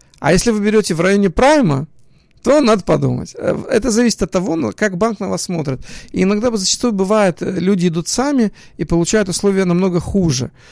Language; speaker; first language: Russian; early bilingual, other home language; Hebrew